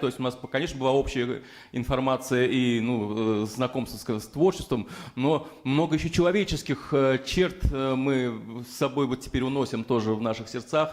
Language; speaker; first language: Russian; native; Russian